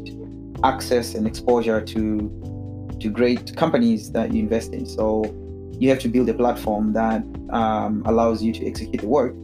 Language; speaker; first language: English; non-native, local second language; Shona